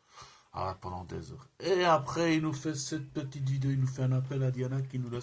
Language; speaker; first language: French; native; French